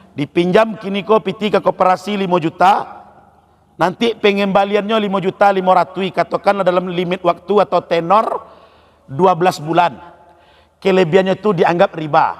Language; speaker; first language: Malay; non-native, local second language; Minangkabau